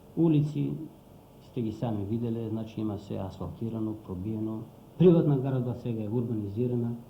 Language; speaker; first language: Macedonian; native; Macedonian